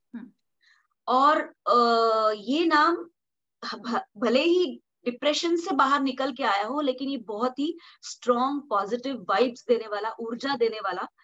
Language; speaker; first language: Hindi; non-native, local second language; Marathi